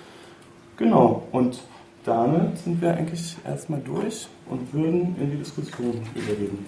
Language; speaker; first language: German; native; German